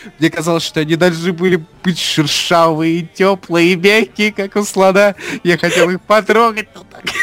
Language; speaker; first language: Russian; non-native, fluent; English